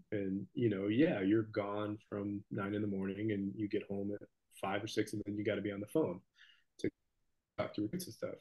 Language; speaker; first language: English; native; English